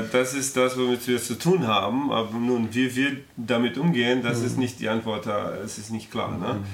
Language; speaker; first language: German; non-native, fluent; Portuguese